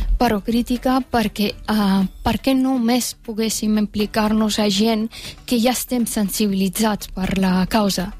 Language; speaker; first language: Catalan; non-native, fluent; Persian